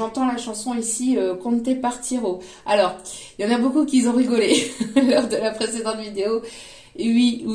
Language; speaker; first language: French; native; French